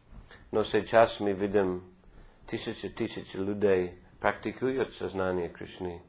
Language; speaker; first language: Russian; non-native, fluent; English